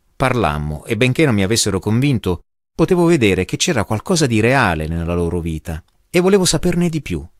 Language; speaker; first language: Italian; non-native, fluent; English